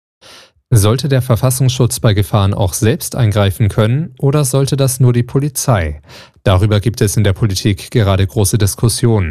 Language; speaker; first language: German; native; German